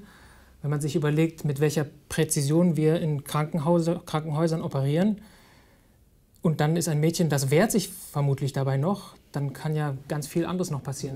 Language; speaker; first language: German; native; German